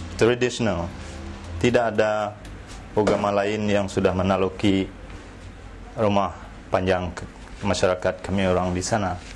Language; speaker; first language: Malay; non-native, local second language; Iban